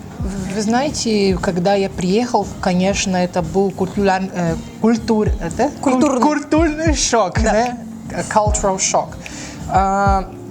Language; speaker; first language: Russian; non-native, learner; Portuguese